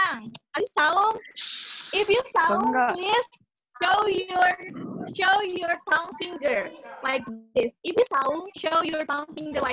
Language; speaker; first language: English; non-native, fluent; Indonesian